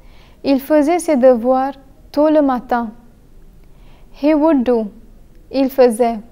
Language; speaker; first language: French; non-native, fluent; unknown